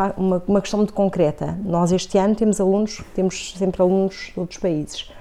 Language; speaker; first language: Portuguese; native; Portuguese